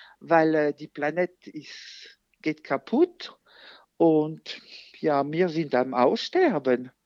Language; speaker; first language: German; non-native, fluent; French